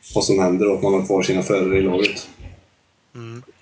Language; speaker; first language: Swedish; native; Swedish